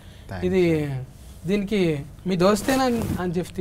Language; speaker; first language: Telugu; native; Telugu